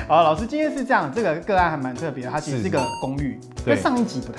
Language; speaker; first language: Chinese; native; Chinese